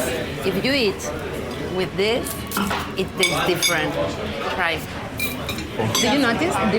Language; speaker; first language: English; non-native, learner; Spanish